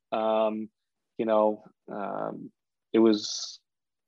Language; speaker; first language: English; native; English